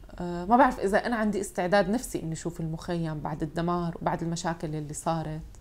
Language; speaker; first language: Arabic; native; Arabic